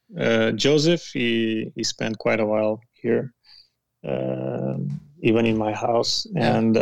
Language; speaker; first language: English; non-native, fluent; Portuguese